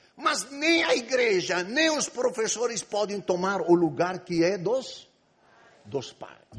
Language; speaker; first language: Portuguese; non-native, fluent; Greek